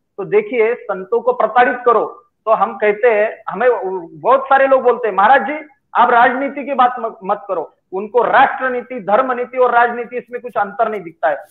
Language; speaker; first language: Hindi; non-native, local second language; Marathi